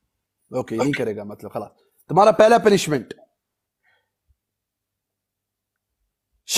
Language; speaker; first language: Hindi; non-native, local second language; Pashto